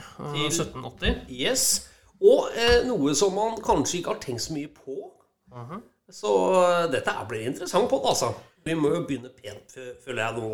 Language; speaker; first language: Norwegian; native; Norwegian